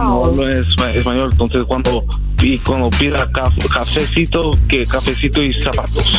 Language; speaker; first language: Spanish; non-native, learner; English